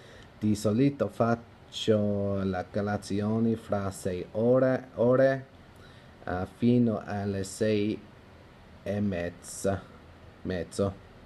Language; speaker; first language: Italian; non-native, learner; English